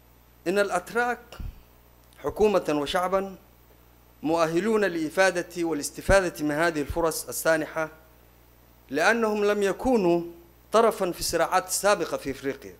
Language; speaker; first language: Arabic; non-native, local second language; Somali